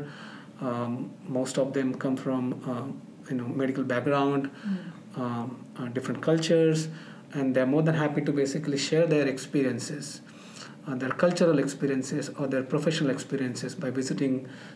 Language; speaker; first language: English; non-native, local second language; Marathi